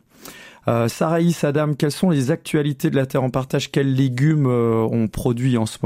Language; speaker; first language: French; native; French